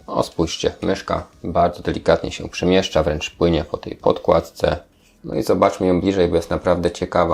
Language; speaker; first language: Polish; native; Polish